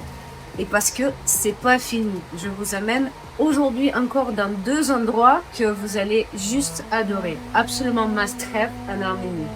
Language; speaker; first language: French; non-native, fluent; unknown